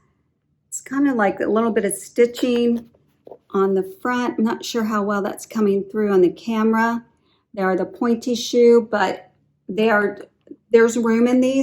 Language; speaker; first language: English; native; English